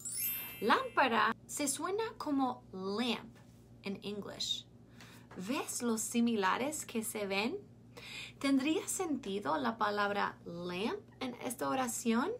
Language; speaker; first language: Spanish; non-native, fluent; English